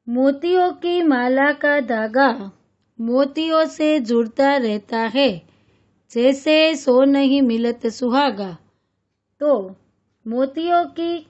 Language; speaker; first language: Hindi; non-native, local second language; Gujarati